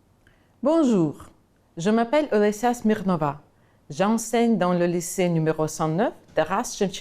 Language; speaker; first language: French; non-native, fluent; Ukrainian